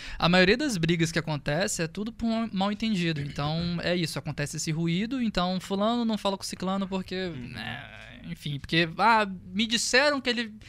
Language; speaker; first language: Portuguese; native; Portuguese